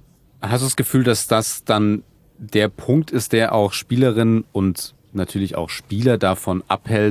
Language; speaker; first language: German; native; German